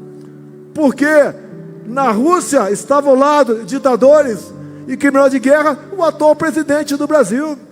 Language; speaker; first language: Portuguese; native; Portuguese